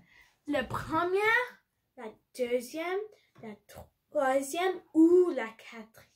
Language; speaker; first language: French; non-native, learner; English